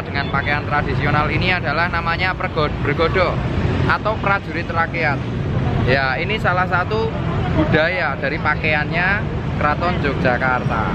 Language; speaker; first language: Indonesian; non-native, local second language; Javanese